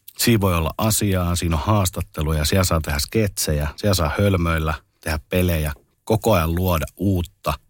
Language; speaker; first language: Finnish; native; Finnish